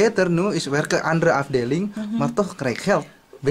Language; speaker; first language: Dutch; non-native, learner; Indonesian